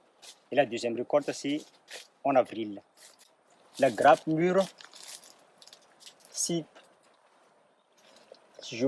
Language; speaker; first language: French; non-native, local second language; Malagasy